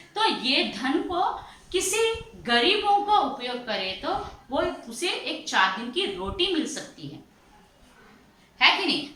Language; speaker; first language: Hindi; non-native, local second language; Telugu